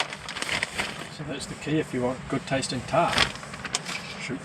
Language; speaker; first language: English; native; English